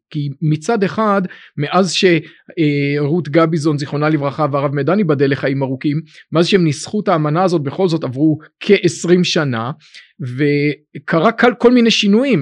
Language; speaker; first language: Hebrew; native; Hebrew